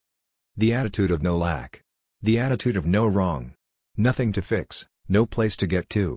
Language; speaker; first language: English; non-native, fluent; Hungarian